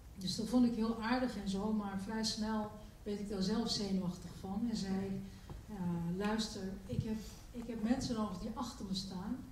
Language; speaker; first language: Dutch; early bilingual, other home language; Turkish